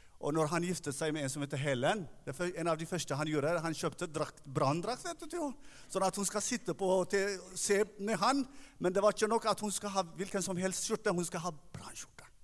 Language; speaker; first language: Norwegian; non-native, fluent; Tigrinya